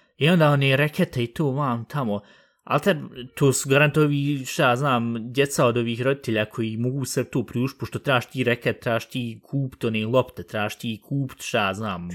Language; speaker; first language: Bosnian; early bilingual, heritage; Bosnian